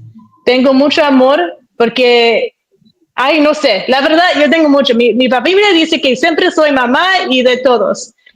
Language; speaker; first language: Spanish; early bilingual, heritage; Spanish